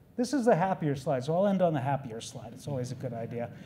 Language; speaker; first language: English; native; English